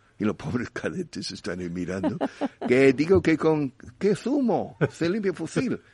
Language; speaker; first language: Spanish; non-native, fluent; English